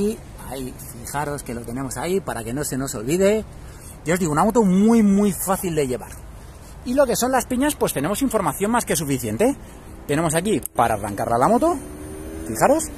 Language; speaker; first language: Spanish; native; Spanish